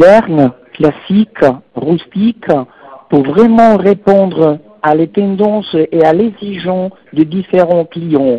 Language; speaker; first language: French; non-native, fluent; Italian